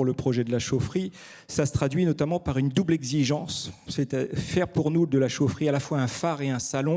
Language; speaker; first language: French; native; French